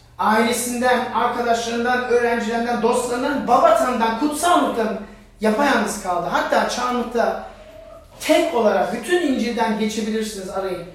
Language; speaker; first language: Turkish; non-native, fluent; German